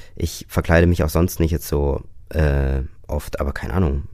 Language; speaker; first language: German; native; German